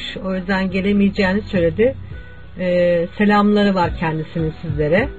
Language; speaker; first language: Turkish; native; Turkish